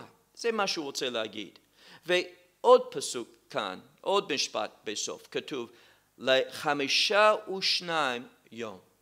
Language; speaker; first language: Hebrew; non-native, fluent; English